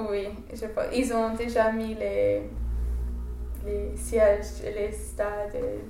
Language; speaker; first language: French; non-native, fluent; English